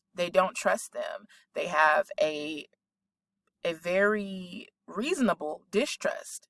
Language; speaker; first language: English; native; English